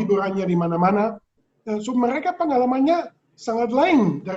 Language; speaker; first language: Indonesian; non-native, fluent; Dutch